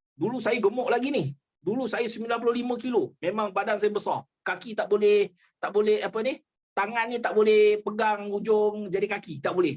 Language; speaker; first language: Malay; native; Malay